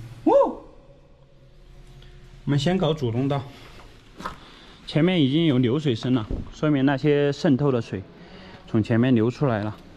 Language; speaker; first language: Chinese; native; Chinese